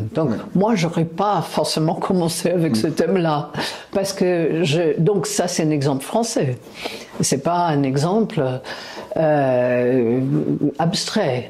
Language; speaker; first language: French; non-native, fluent; English